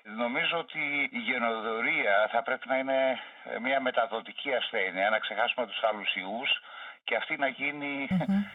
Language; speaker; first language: Greek; native; Greek